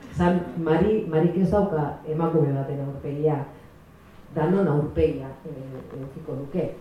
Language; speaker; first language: Basque; non-native, local second language; Spanish